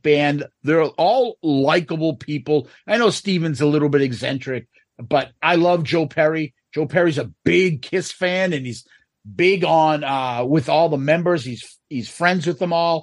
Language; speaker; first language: English; native; English